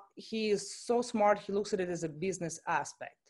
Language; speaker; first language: English; non-native, fluent; Russian